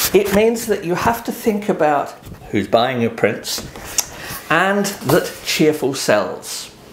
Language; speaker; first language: English; native; English